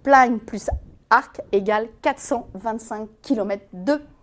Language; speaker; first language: French; native; French